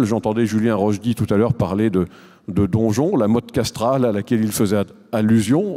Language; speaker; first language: French; native; French